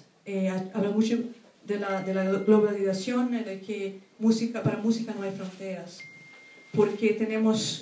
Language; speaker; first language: Spanish; non-native, fluent; Portuguese